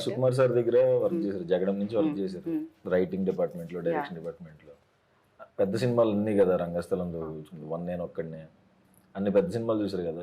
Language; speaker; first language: Telugu; native; Telugu